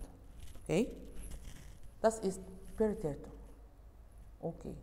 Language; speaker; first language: German; non-native, fluent; Arabic